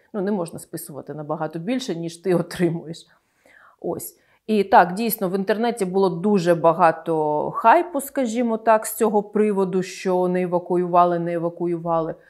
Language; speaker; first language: Ukrainian; native; Ukrainian